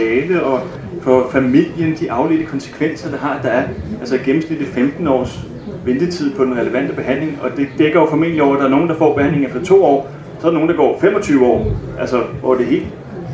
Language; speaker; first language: Danish; native; Danish